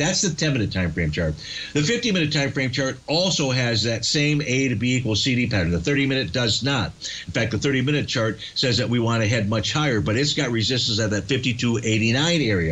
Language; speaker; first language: English; native; English